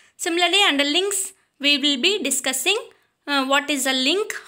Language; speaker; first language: English; non-native, local second language; Tamil